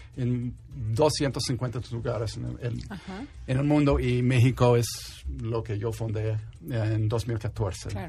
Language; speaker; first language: Spanish; non-native, fluent; English